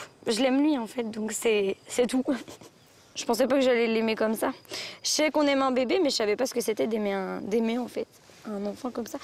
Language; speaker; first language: French; native; French